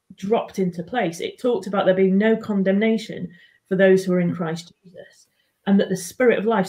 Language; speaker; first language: English; native; English